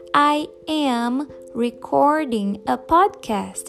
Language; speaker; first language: English; non-native, fluent; Portuguese